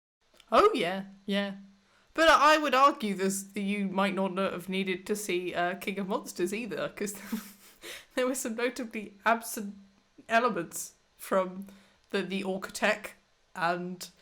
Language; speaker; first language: English; native; English